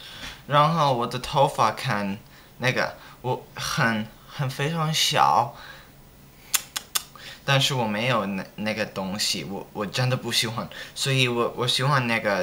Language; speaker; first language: Chinese; non-native, learner; English